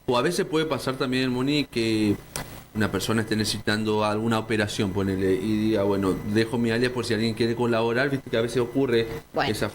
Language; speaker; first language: Spanish; native; Spanish